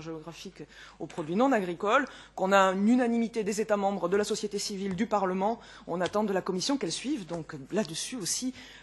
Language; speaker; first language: French; native; French